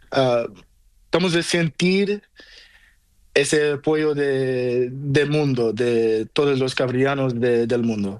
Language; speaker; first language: Spanish; non-native, learner; Portuguese